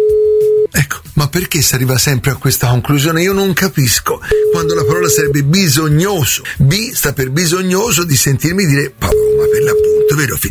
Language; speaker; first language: Italian; native; Italian